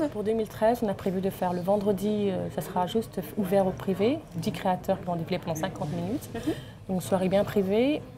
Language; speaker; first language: French; early bilingual, other home language; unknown